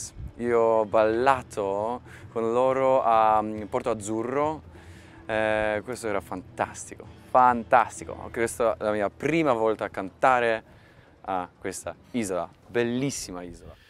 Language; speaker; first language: Italian; non-native, learner; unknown